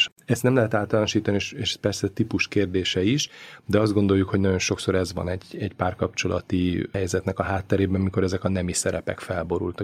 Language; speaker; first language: Hungarian; native; Hungarian